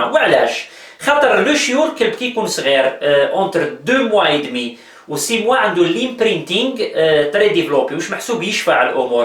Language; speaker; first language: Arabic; native; Arabic